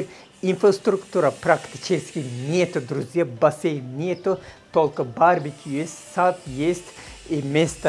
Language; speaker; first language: Russian; non-native, fluent; Turkish